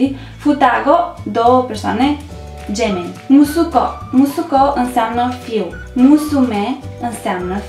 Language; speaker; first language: Romanian; native; Romanian